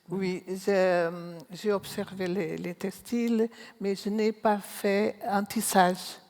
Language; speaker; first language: French; non-native, learner; Portuguese